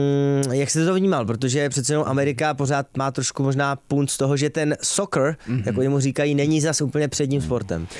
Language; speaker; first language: Czech; native; Czech